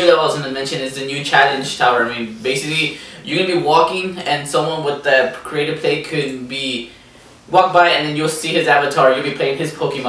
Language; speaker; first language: English; native; English